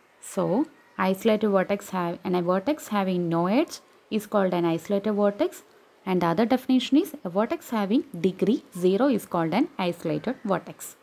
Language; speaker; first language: English; non-native, local second language; Malayalam